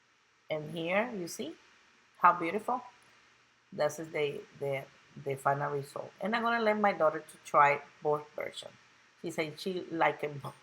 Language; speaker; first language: English; non-native, local second language; Spanish